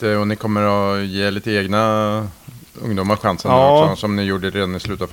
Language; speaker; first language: Swedish; native; Swedish